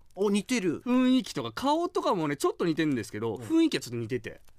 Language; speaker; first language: Japanese; native; Japanese